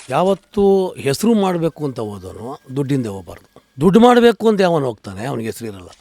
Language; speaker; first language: Kannada; native; Kannada